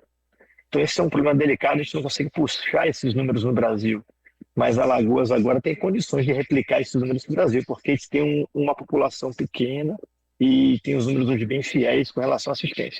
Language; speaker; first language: Portuguese; native; Portuguese